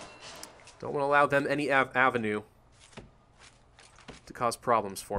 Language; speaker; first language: English; native; English